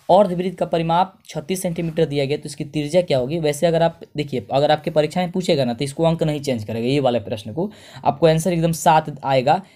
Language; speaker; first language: Hindi; native; Hindi